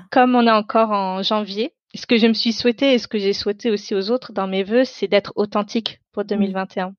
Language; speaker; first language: French; non-native, local second language; Tamil